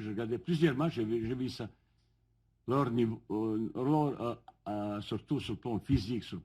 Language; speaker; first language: French; non-native, fluent; Bosnian